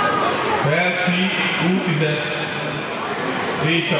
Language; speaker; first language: Hungarian; native; Hungarian